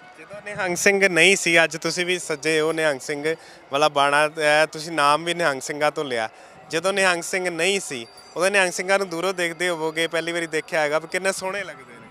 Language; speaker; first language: Punjabi; native; Punjabi